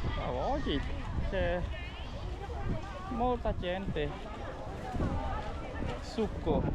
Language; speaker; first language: Italian; non-native, fluent; Vietnamese